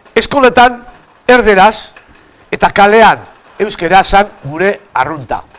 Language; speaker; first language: Basque; native; Basque